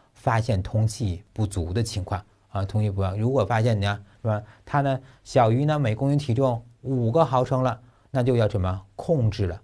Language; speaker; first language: Chinese; native; Chinese